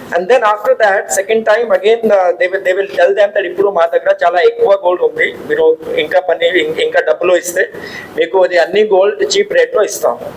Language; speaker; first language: English; non-native, local second language; Telugu